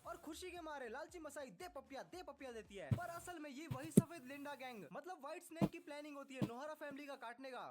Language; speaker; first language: Hindi; early bilingual, other home language; Nepali